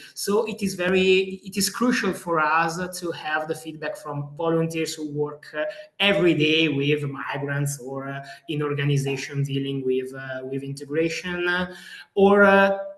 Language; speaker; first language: English; non-native, fluent; Italian